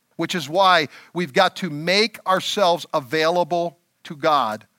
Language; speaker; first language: English; native; English